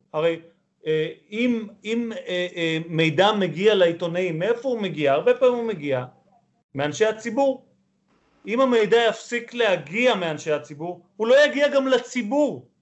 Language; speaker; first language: Hebrew; native; Hebrew